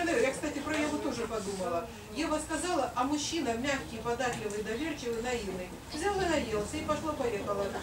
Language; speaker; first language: Russian; native; Russian